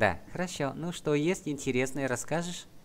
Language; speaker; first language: Russian; non-native, fluent; Vietnamese